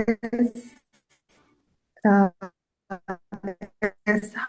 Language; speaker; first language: German; non-native, learner; Korean